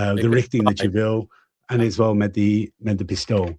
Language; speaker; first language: Dutch; non-native, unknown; English